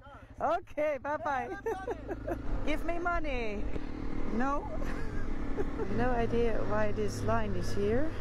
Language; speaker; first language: English; non-native, fluent; German